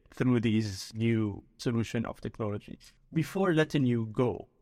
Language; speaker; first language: English; early bilingual, other home language; Arabic